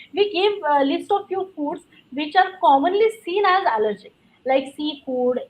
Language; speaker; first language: Hindi; non-native, local second language; Marathi